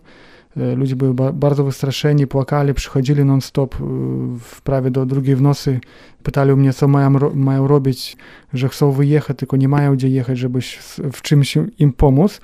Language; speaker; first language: Polish; non-native, fluent; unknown